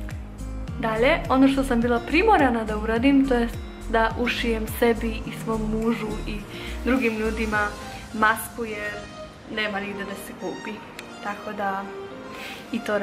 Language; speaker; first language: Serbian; non-native, local second language; Slovak